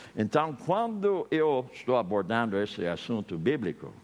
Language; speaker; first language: Portuguese; non-native, fluent; English